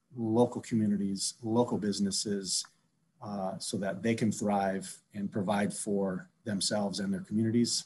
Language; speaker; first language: English; native; English